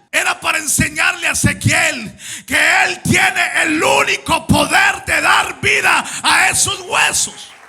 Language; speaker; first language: Spanish; native; Spanish